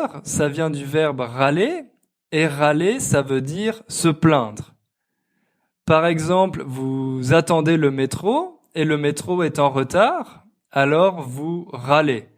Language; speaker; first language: French; native; French